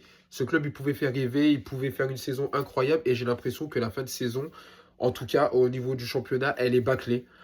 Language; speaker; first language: French; native; French